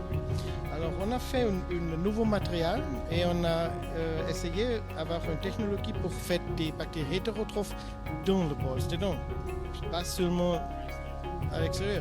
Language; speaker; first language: French; non-native, learner; German